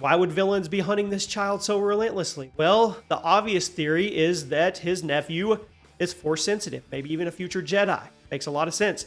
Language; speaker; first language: English; native; English